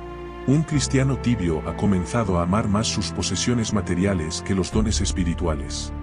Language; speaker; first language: Spanish; native; Spanish